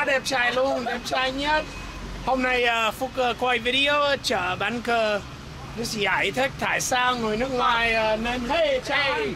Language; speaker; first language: Vietnamese; non-native, learner; English